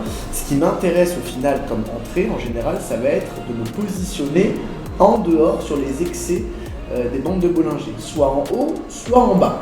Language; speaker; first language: French; native; French